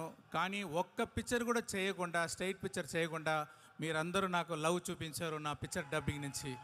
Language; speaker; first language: Telugu; non-native, local second language; Tamil